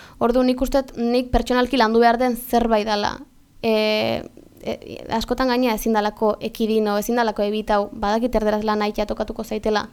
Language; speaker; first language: Basque; native; Basque